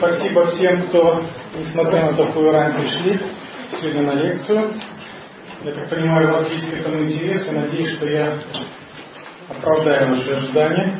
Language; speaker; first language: Russian; native; Russian